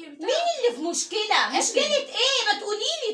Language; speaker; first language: Arabic; native; Arabic